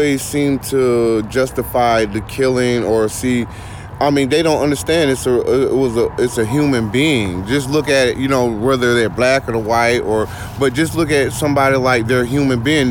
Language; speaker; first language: English; native; English